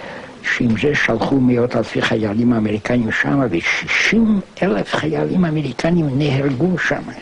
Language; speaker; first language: Hebrew; non-native, fluent; German